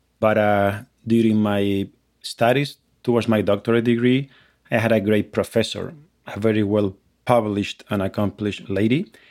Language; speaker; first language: English; non-native, fluent; Spanish